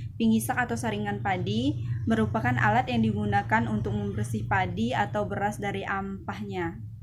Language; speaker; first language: Indonesian; non-native, local second language; Malay